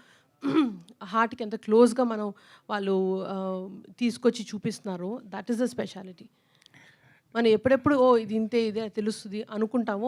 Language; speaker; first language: Telugu; native; Telugu